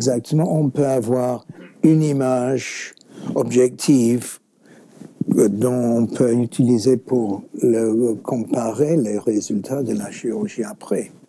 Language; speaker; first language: French; non-native, fluent; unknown